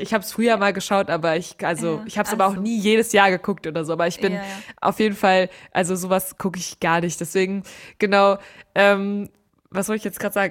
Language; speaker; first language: German; native; German